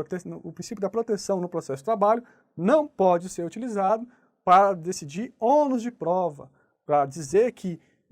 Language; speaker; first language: Portuguese; native; Portuguese